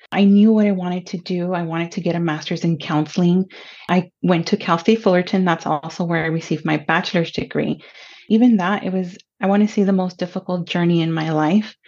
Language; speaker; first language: English; early bilingual, other home language; Spanish